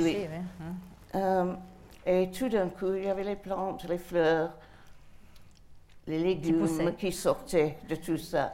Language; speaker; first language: French; non-native, fluent; English